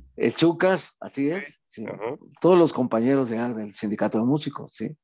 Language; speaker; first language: Spanish; native; Spanish